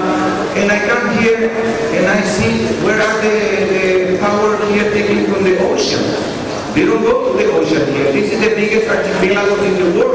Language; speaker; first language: English; non-native, fluent; Spanish